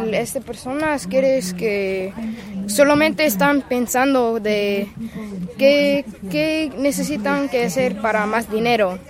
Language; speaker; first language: Spanish; non-native, learner; English